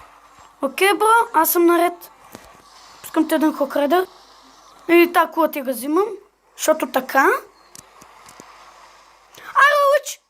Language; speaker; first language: Bulgarian; native; Bulgarian